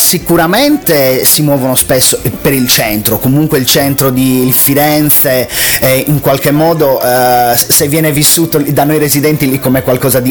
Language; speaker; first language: Italian; native; Italian